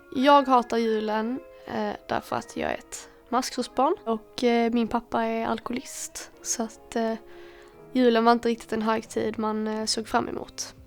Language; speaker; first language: Swedish; native; Swedish